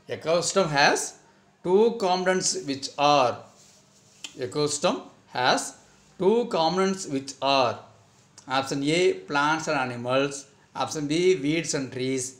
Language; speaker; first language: English; non-native, local second language; Tamil